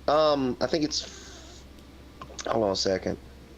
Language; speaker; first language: English; native; English